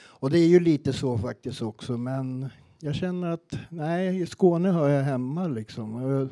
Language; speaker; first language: Swedish; native; Swedish